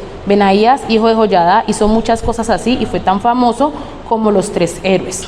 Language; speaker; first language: Spanish; native; Spanish